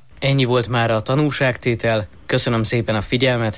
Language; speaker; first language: Hungarian; native; Hungarian